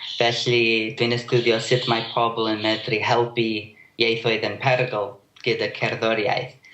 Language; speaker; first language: Welsh; non-native, learner; English